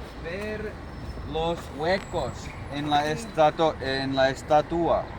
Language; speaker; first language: Spanish; non-native, learner; Finnish